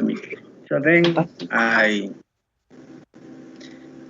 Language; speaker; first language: English; non-native, learner; Spanish